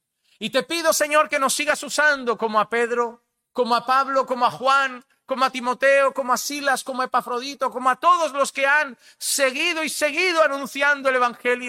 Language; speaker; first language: Spanish; native; Spanish